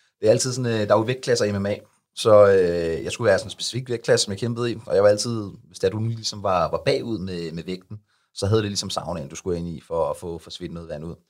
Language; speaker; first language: Danish; early bilingual, other home language; Arabic